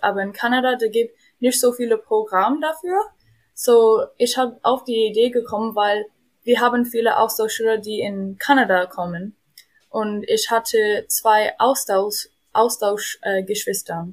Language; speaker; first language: German; non-native, learner; English